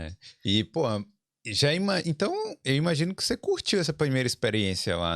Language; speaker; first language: Portuguese; native; Portuguese